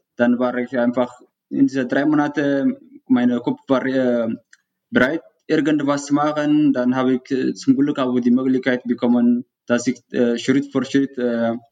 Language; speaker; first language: German; non-native, fluent; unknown